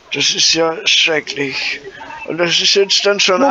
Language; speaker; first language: German; native; German